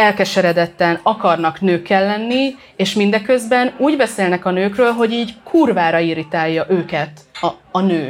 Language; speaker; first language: Hungarian; native; Hungarian